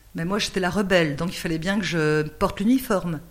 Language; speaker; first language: French; native; French